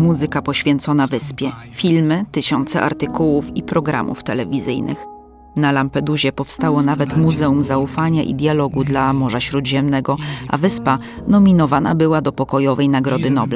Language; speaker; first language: Polish; native; Polish